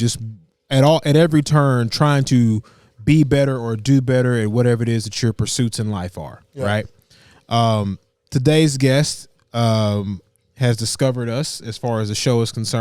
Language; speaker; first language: English; native; English